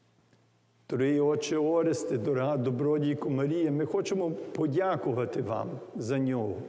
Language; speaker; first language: Ukrainian; early bilingual, heritage; English